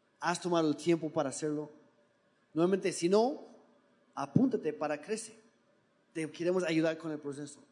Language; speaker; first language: Spanish; non-native, fluent; English